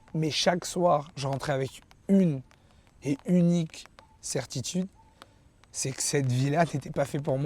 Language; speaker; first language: French; native; French